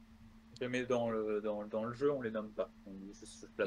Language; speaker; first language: French; native; French